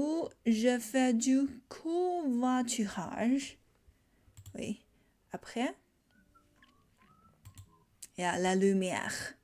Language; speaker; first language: French; non-native, learner; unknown